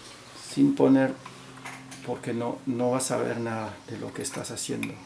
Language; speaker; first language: Spanish; non-native, fluent; French